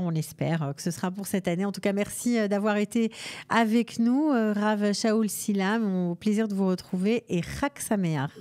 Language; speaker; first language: French; native; French